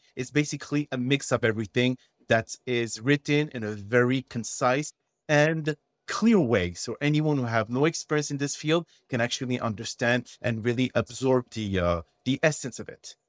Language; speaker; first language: English; non-native, fluent; French